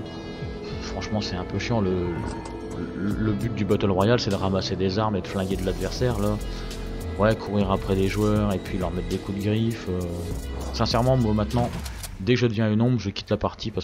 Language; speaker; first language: French; native; French